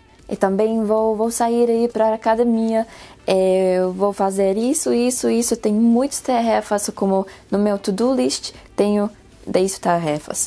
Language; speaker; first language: Portuguese; non-native, fluent; Spanish